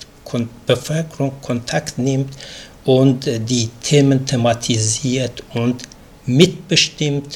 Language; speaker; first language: German; non-native, fluent; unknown